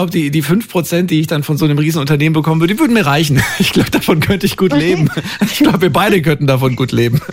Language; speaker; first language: German; native; German